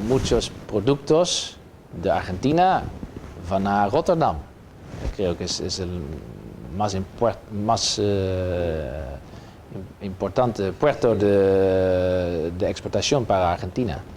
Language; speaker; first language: Spanish; non-native, fluent; Dutch